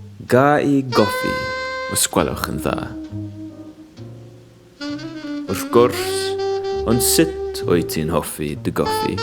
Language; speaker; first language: Welsh; non-native, learner; English